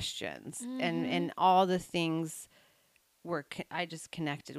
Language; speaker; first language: English; native; English